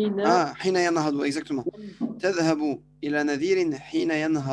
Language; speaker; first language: Arabic; non-native, fluent; French